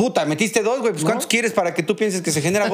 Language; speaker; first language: Spanish; native; Spanish